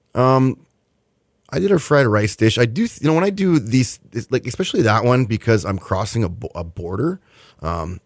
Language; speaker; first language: English; native; English